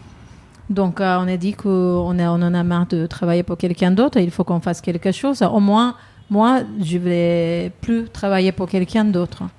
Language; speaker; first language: French; non-native, fluent; Japanese